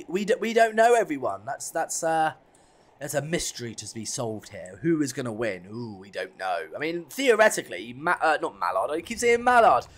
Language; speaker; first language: English; native; English